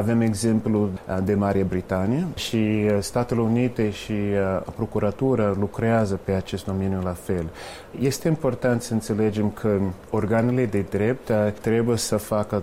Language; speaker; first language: Romanian; non-native, fluent; English